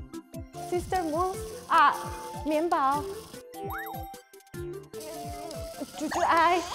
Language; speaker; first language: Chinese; non-native, learner; Russian